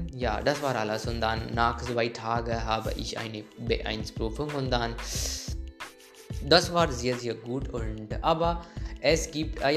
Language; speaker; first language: German; non-native, learner; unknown